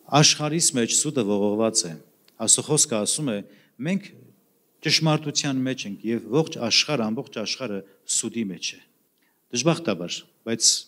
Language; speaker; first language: Armenian; native; Armenian